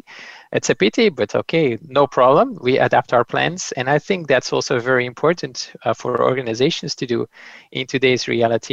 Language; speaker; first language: English; non-native, fluent; Dutch